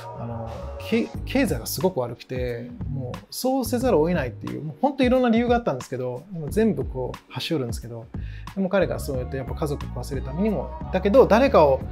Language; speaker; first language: Japanese; early bilingual, other home language; English